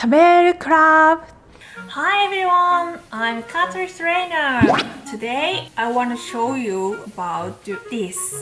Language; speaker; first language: English; non-native, learner; Japanese